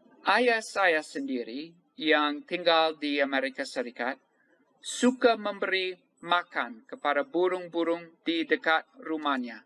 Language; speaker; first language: Indonesian; non-native, fluent; English